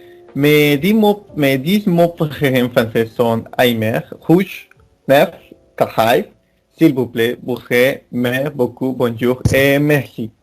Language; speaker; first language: French; non-native, learner; Spanish